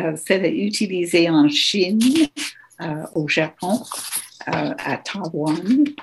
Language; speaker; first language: French; non-native, local second language; English